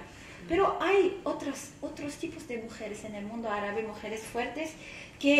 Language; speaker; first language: Spanish; non-native, fluent; Arabic